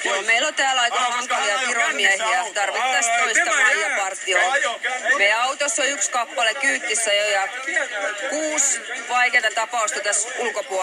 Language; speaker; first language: Finnish; native; Finnish